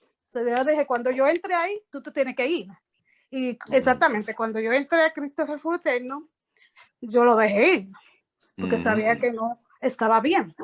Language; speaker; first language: Spanish; early bilingual, heritage; Spanish